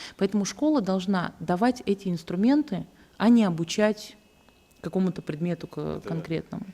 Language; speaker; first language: Russian; native; Russian